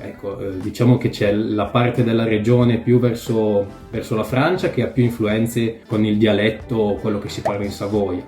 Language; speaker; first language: Italian; native; Italian